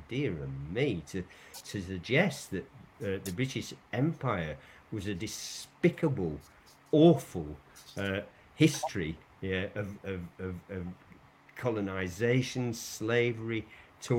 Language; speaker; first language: English; native; English